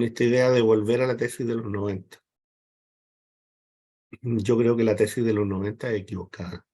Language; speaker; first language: Spanish; native; Spanish